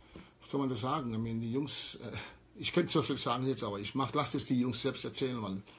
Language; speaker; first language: German; early bilingual, heritage; German